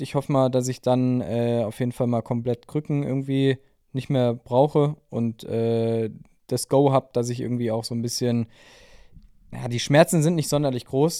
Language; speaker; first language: German; native; German